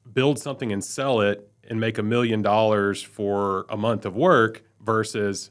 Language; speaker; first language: English; native; English